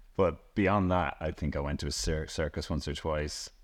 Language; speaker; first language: English; native; English